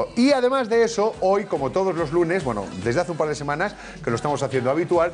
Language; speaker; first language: Spanish; native; Spanish